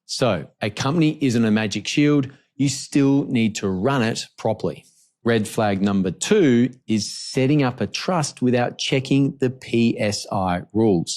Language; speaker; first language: English; native; English